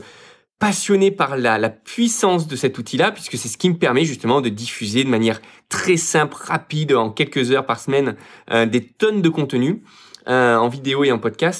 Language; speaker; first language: French; native; French